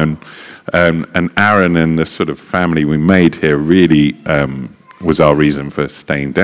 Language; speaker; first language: English; native; English